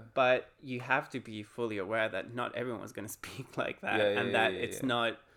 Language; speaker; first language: English; early bilingual, other home language; Spanish